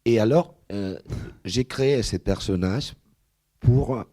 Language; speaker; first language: French; non-native, fluent; Spanish